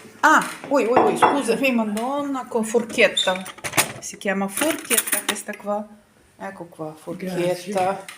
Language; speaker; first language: Italian; non-native, learner; Ukrainian